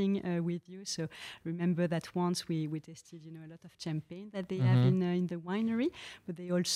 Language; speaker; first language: English; non-native, fluent; French